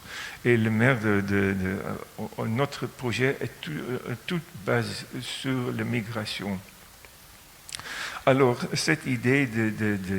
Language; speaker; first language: French; non-native, fluent; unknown